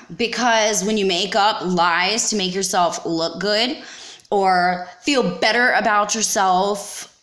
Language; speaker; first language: English; native; English